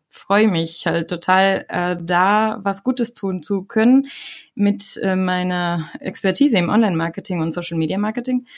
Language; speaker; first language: German; non-native, fluent; Spanish